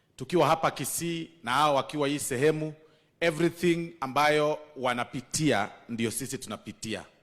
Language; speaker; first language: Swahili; non-native, local second language; Gusii